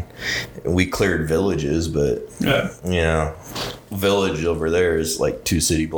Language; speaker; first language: English; native; English